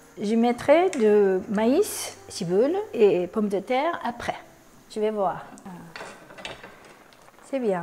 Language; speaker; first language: French; non-native, fluent; Japanese